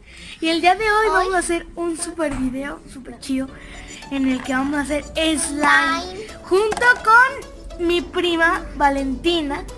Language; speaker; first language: Spanish; native; Spanish